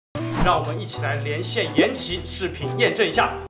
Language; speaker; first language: Chinese; native; Chinese